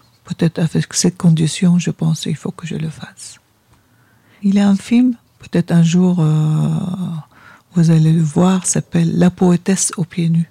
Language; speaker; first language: French; non-native, fluent; Arabic